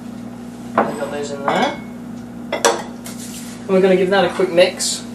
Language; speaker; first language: English; native; English